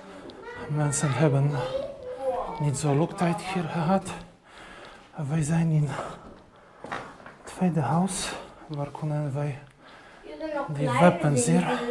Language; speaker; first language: Dutch; non-native, learner; Polish